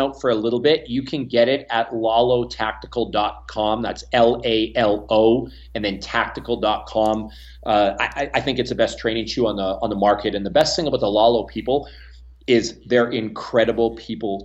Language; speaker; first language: English; native; English